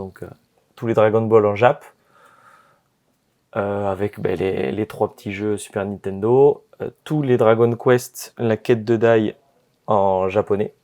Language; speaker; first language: French; native; French